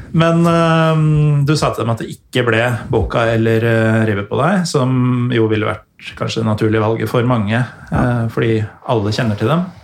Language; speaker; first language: Norwegian; native; Norwegian